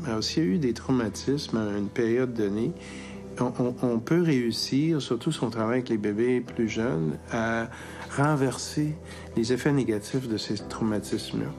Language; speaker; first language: French; native; French